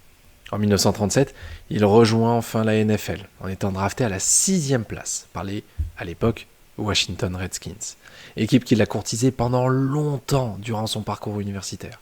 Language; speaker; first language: French; native; French